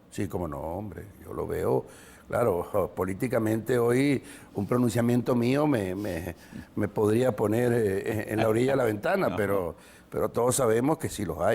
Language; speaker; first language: Spanish; native; Spanish